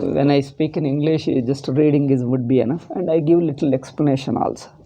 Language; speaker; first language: English; non-native, local second language; Kannada